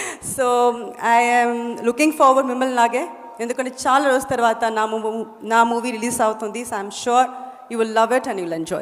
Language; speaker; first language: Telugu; non-native, learner; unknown